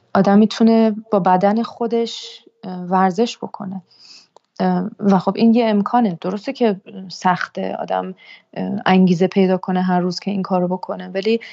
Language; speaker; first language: Persian; early bilingual, heritage; Persian